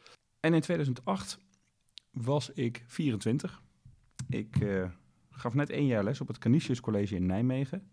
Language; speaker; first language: Dutch; native; Dutch